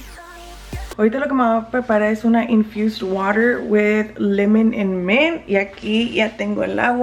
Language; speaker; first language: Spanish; early bilingual, heritage; English